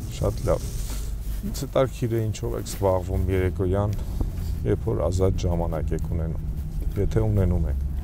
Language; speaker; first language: Armenian; native; Armenian